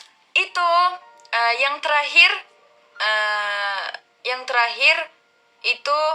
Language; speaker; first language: Indonesian; non-native, learner; Turkish